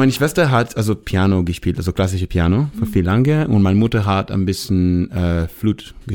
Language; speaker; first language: German; non-native, learner; Hebrew